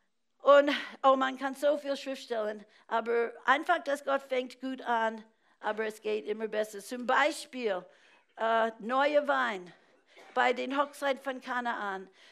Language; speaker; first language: German; non-native, fluent; English